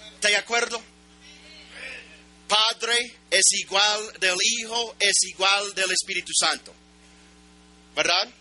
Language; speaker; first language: Spanish; non-native, learner; English